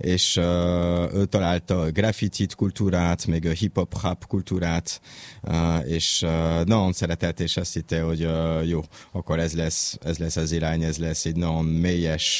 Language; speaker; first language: Hungarian; non-native, learner; French